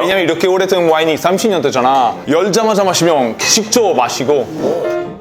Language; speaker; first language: Korean; non-native, fluent; Italian